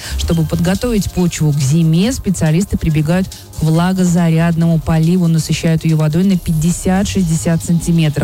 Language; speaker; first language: Russian; native; Russian